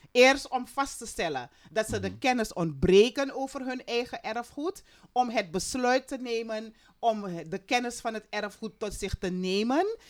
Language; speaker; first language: Dutch; native; Dutch